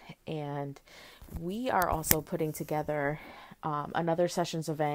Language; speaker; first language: English; native; English